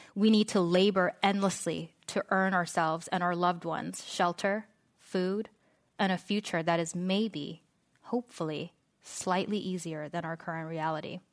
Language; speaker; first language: English; non-native, fluent; Korean